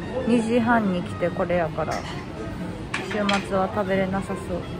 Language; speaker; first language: Japanese; non-native, fluent; Korean